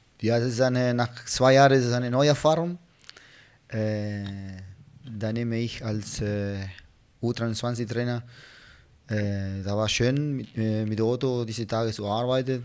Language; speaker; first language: German; non-native, fluent; Spanish